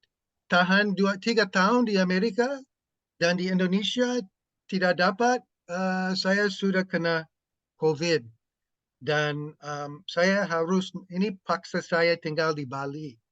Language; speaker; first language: Indonesian; non-native, fluent; English